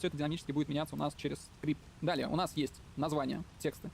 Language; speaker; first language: Russian; native; Russian